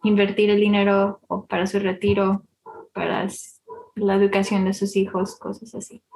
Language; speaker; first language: Spanish; early bilingual, heritage; Spanish